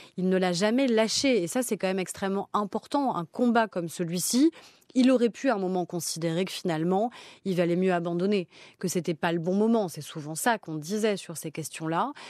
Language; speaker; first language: French; native; French